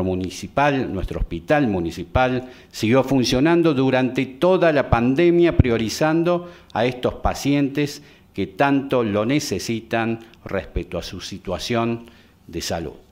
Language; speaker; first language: Spanish; native; Spanish